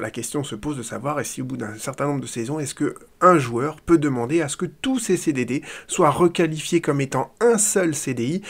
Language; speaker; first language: French; native; French